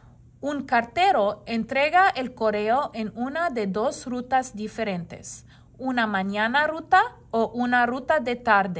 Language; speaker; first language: Spanish; non-native, learner; English